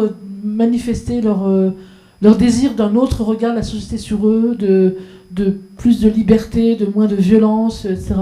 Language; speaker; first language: French; native; French